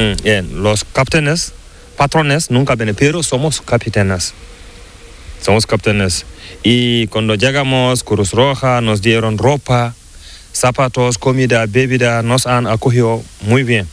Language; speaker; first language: Spanish; non-native, local second language; Fula